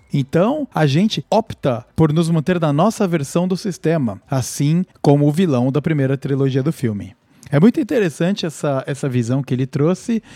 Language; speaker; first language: Portuguese; native; Portuguese